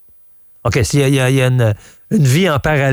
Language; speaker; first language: French; native; French